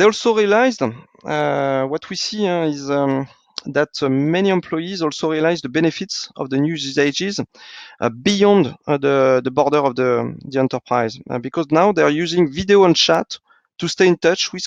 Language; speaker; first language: English; non-native, fluent; French